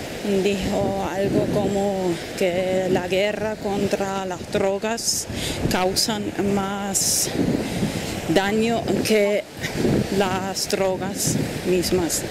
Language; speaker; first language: Spanish; non-native, fluent; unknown